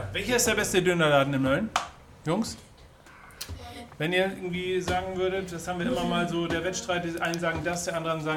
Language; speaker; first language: German; native; German